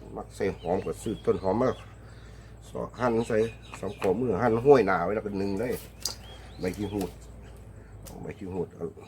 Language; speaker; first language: Thai; native; Thai